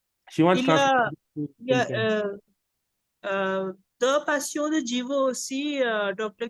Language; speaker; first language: French; non-native, fluent; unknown